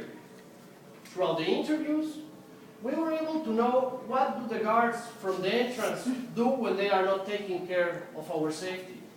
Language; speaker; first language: English; non-native, fluent; Spanish